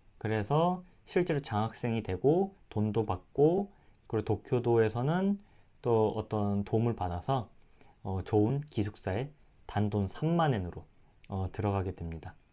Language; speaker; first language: Korean; native; Korean